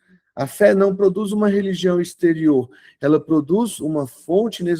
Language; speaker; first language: Portuguese; native; Portuguese